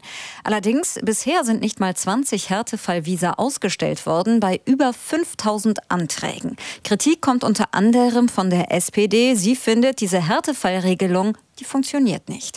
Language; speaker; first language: German; native; German